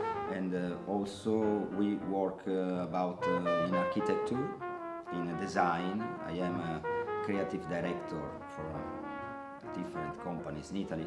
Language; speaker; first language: English; non-native, learner; Italian